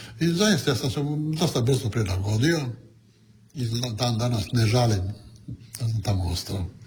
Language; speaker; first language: Croatian; non-native, local second language; Italian